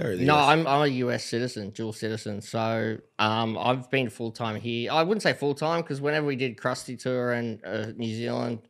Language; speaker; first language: English; native; English